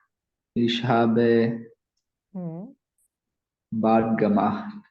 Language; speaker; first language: German; non-native, learner; Malayalam